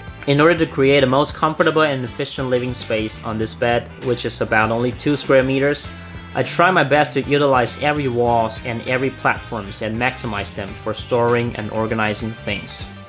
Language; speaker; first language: English; non-native, fluent; Chinese